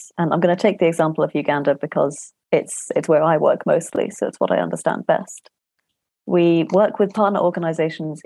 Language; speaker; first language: English; native; English